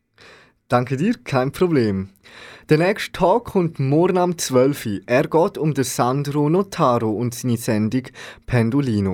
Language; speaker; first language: German; native; German